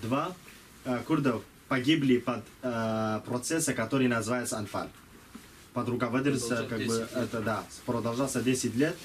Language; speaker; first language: Russian; non-native, learner; Kurdish